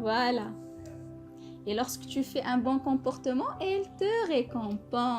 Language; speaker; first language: French; non-native, local second language; Arabic